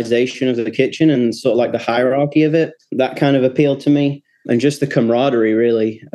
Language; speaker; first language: English; native; English